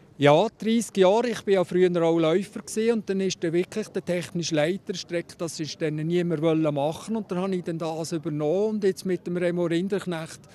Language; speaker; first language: German; native; German